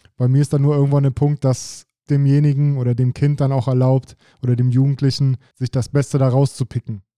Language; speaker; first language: German; native; German